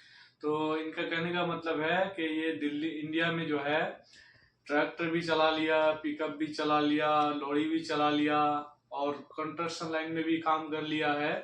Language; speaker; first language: Hindi; native; Hindi